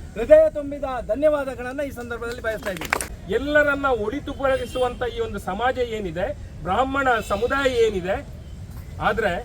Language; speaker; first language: Kannada; native; Kannada